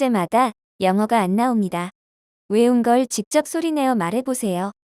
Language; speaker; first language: Korean; native; Korean